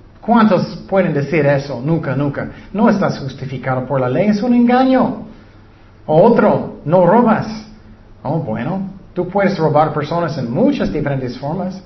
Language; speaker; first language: Spanish; non-native, learner; English